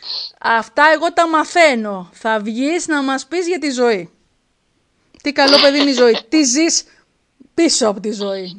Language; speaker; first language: Greek; native; Greek